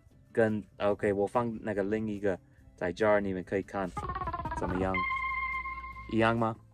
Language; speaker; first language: Chinese; non-native, fluent; English